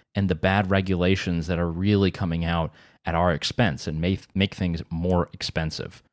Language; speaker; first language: English; native; English